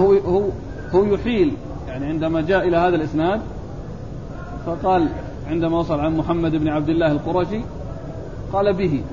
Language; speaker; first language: Arabic; native; Arabic